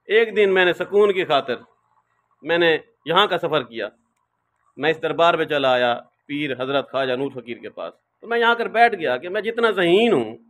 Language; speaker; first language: Urdu; non-native, local second language; Saraiki